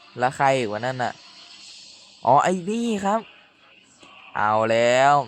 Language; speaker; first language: Thai; native; Thai